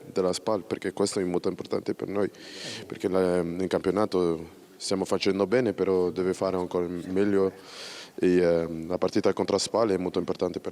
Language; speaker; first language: Italian; non-native, learner; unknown